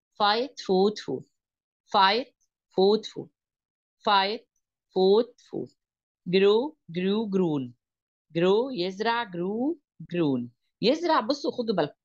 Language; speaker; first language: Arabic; native; Arabic